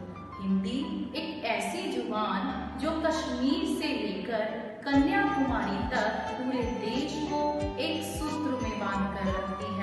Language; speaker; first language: Hindi; native; Hindi